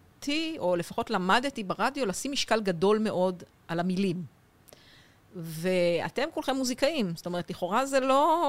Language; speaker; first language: Hebrew; native; Hebrew